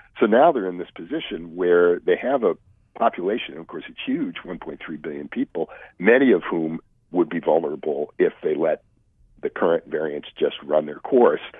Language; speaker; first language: English; native; English